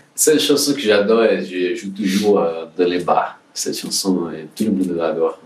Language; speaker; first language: French; non-native, learner; Portuguese